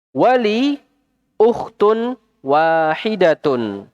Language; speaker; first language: Arabic; non-native, fluent; Indonesian